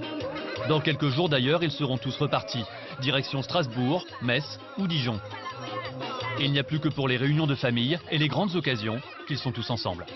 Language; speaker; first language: French; native; French